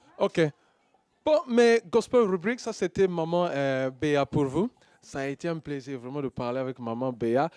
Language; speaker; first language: French; non-native, local second language; Lingala